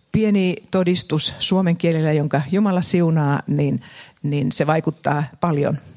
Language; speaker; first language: Finnish; native; Finnish